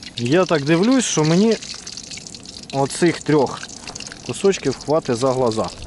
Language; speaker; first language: Ukrainian; native; Ukrainian